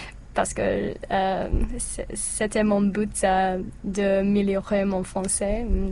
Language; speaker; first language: French; non-native, learner; English